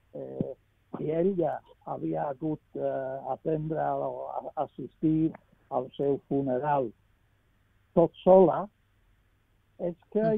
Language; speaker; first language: Catalan; non-native, fluent; English